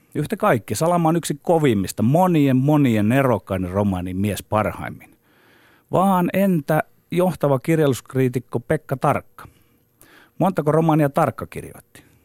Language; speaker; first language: Finnish; native; Finnish